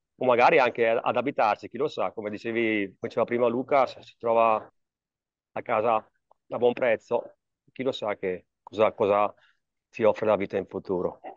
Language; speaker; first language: Italian; native; Italian